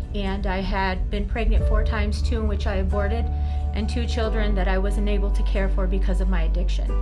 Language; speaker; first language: English; native; English